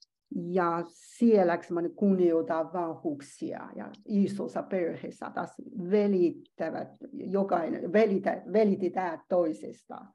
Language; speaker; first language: Finnish; non-native, learner; Chinese